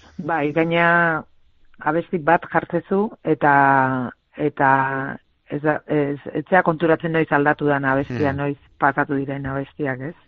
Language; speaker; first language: Basque; native; Basque